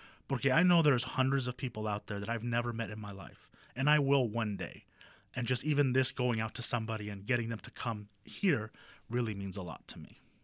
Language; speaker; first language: English; early bilingual, other home language; Spanish